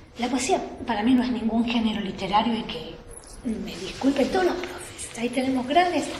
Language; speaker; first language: Spanish; native; Spanish